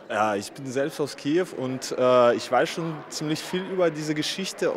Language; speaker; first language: German; non-native, fluent; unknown